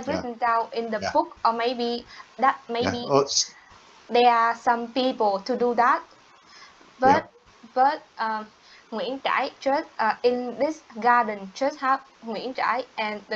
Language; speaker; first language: English; non-native, learner; Vietnamese